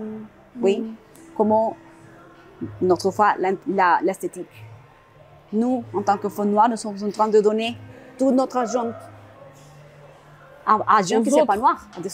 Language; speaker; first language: French; non-native, learner; Spanish